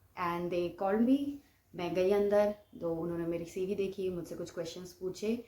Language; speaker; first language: Hindi; non-native, local second language; Bangla